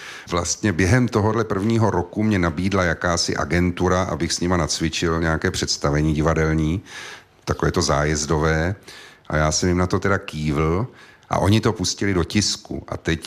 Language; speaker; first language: Czech; native; Czech